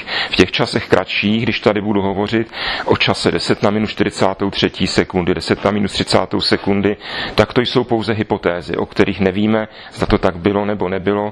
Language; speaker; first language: Czech; native; Czech